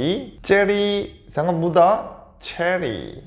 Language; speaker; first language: Indonesian; non-native, fluent; Korean